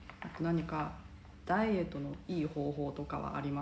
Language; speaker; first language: Japanese; non-native, fluent; Chinese